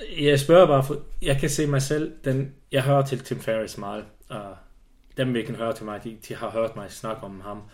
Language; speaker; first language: Danish; non-native, fluent; Swiss German